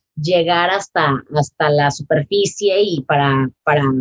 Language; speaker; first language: Spanish; native; Spanish